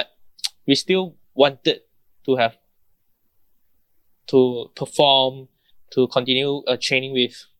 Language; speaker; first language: English; non-native, local second language; Chinese